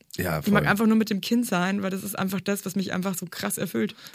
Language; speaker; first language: German; native; German